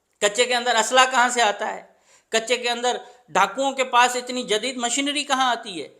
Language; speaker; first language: Urdu; non-native, local second language; Sindhi